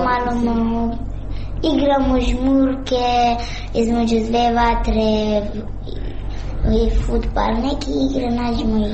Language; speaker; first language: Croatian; non-native, learner; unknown